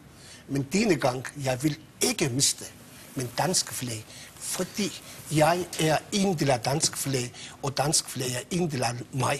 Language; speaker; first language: Danish; non-native, local second language; Persian